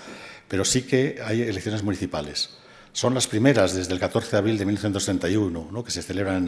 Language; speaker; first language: Spanish; native; Spanish